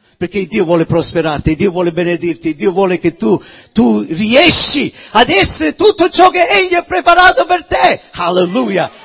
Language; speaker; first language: Italian; early bilingual, heritage; Italian